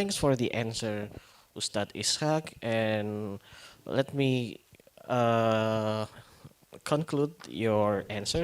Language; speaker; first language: English; non-native, fluent; Indonesian